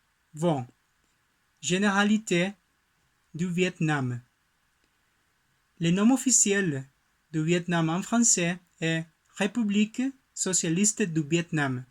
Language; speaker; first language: French; non-native, learner; Spanish